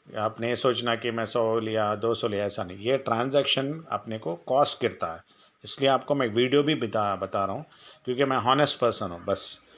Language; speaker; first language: Hindi; non-native, local second language; Telugu